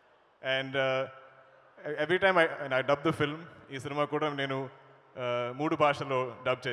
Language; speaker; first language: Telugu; non-native, learner; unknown